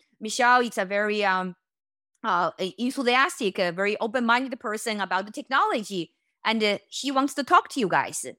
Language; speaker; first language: English; non-native, fluent; Chinese